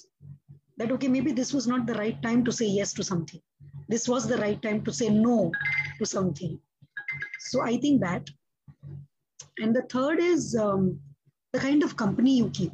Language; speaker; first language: English; non-native, local second language; Gujarati